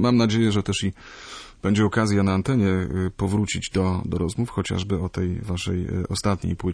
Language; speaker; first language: Polish; native; Polish